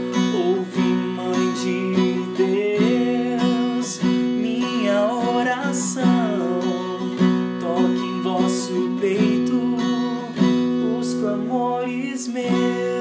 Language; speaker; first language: Portuguese; native; Portuguese